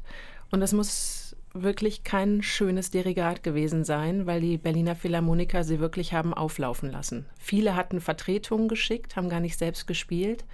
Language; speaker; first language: German; native; German